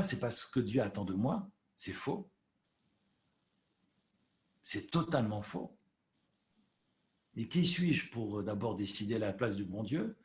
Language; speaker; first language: French; native; French